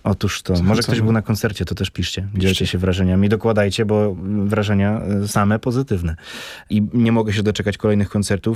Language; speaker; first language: Polish; native; Polish